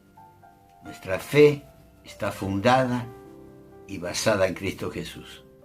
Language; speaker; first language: Spanish; native; Spanish